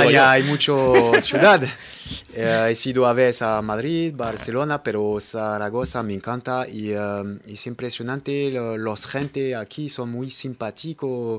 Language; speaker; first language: Spanish; non-native, learner; French